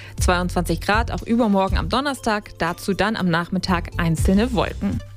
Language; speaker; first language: German; native; German